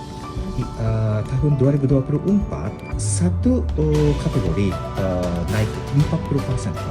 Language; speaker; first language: Indonesian; non-native, learner; Japanese